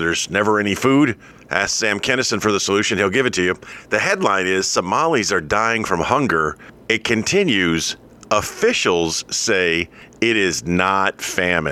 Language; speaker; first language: English; native; English